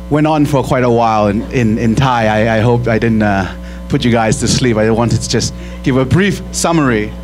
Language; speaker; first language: English; early bilingual, other home language; Thai